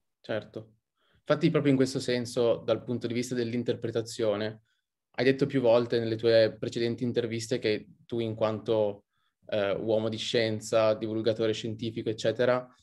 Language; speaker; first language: Italian; native; Italian